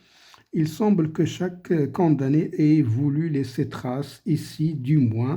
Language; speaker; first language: French; non-native, local second language; Arabic